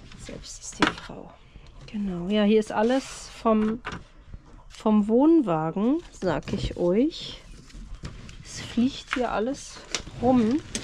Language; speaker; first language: German; native; German